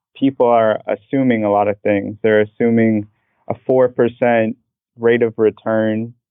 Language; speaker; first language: English; native; English